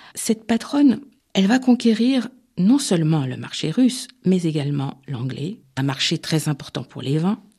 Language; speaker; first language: French; native; French